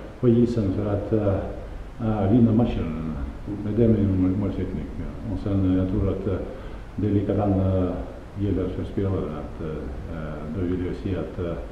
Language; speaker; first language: Swedish; non-native, fluent; Russian